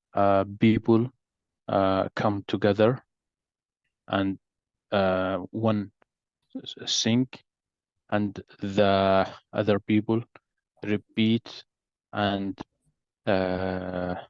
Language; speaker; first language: English; non-native, learner; Arabic